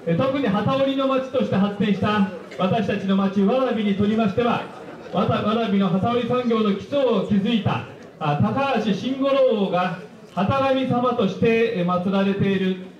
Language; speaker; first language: Japanese; native; Japanese